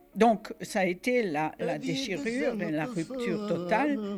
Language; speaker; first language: French; native; French